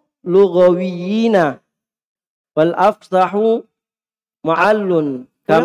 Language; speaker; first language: Arabic; non-native, fluent; Indonesian